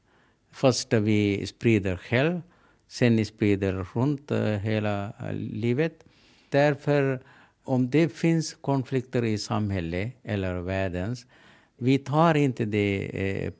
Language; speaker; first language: Swedish; non-native, learner; Sinhala